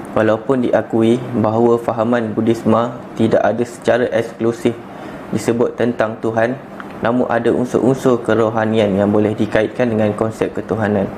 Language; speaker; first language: Malay; native; Malay